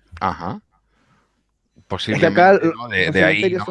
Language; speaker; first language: Spanish; native; Spanish